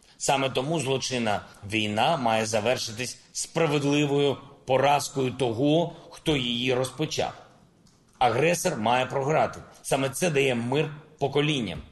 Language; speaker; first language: Ukrainian; non-native, local second language; Russian